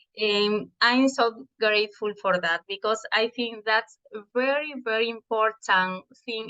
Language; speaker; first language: English; non-native, fluent; Spanish